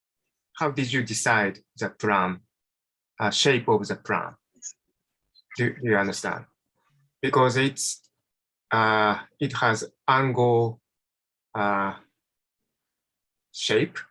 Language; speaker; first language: English; non-native, fluent; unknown